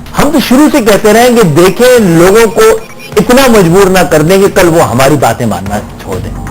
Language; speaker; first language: Urdu; native; Urdu